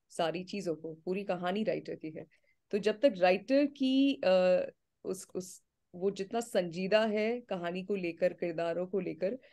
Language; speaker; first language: Hindi; native; Hindi